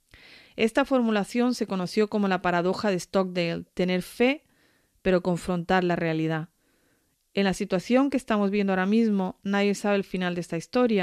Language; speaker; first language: Spanish; native; Spanish